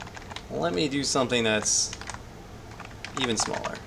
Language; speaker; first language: English; native; English